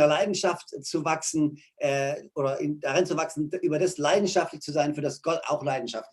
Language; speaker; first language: German; native; German